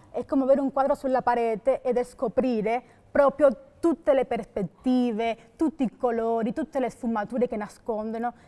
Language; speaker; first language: Italian; non-native, fluent; Spanish